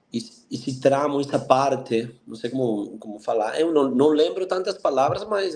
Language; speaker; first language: Portuguese; non-native, fluent; Spanish